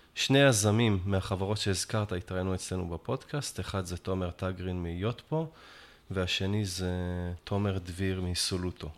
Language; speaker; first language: Hebrew; native; Hebrew